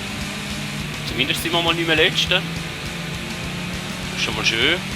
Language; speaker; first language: German; native; German